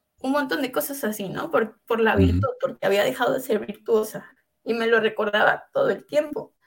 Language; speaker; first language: Spanish; native; Spanish